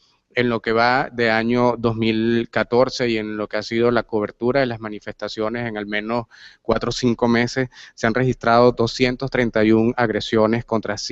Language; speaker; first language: Spanish; native; Spanish